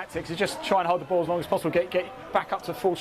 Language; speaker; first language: English; native; English